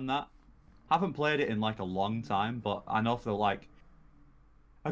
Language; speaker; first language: English; native; English